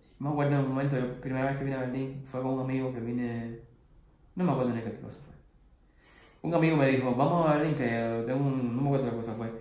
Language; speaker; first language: Spanish; native; Spanish